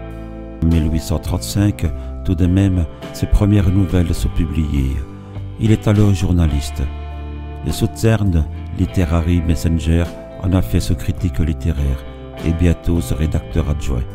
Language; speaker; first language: French; native; French